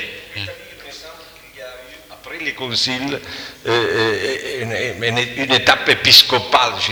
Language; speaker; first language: French; non-native, fluent; Italian